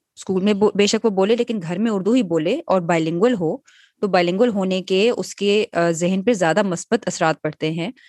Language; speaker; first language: Urdu; native; Urdu